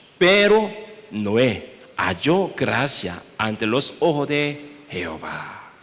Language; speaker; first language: Spanish; non-native, learner; Korean